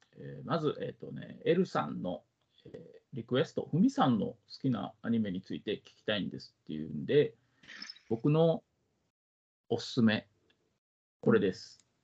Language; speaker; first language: Japanese; native; Japanese